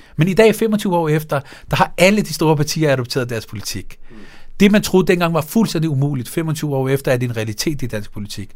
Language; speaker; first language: Danish; early bilingual, other home language; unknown